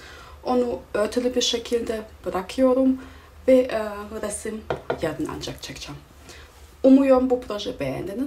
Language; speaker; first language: Turkish; non-native, fluent; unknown